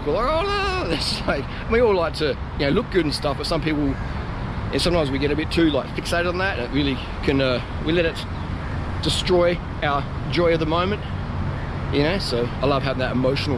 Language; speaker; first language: English; native; English